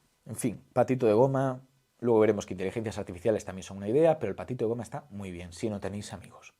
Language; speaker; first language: Spanish; native; Spanish